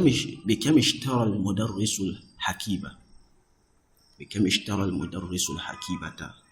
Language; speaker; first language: Arabic; non-native, fluent; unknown